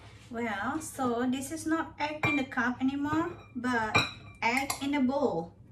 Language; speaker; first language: English; non-native, learner; Indonesian